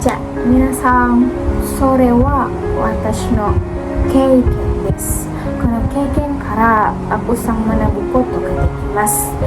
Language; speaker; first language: Japanese; non-native, learner; Indonesian